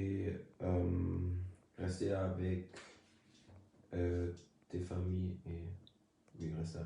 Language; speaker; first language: French; early bilingual, other home language; Lingala